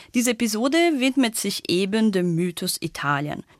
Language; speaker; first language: German; non-native, fluent; Italian